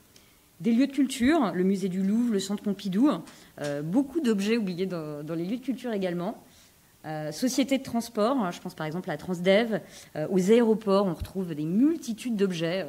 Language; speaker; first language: French; native; French